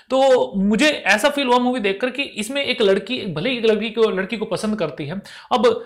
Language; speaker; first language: Hindi; native; Hindi